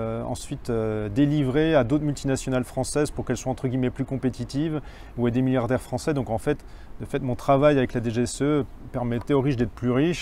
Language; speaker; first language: French; native; French